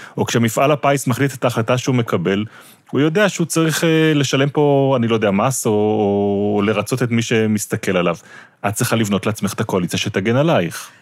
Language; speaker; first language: Hebrew; native; Hebrew